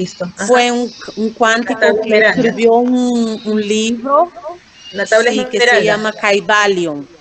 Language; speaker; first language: Spanish; non-native, fluent; Portuguese